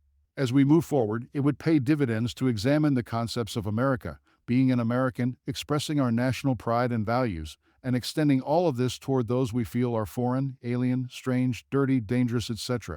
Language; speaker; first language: English; native; English